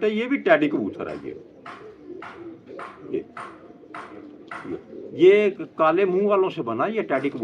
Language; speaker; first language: Hindi; non-native, local second language; Punjabi